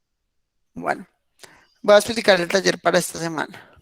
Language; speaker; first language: Spanish; native; Spanish